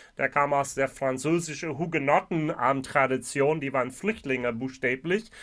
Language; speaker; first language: German; non-native, fluent; English